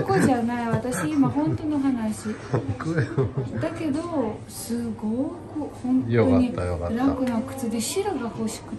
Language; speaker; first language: Japanese; non-native, fluent; Romanian